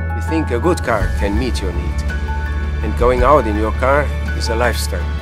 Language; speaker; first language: English; non-native, fluent; German